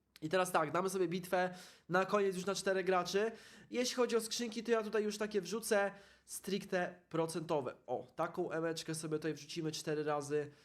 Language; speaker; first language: Polish; native; Polish